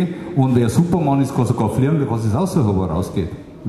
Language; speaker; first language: German; native; German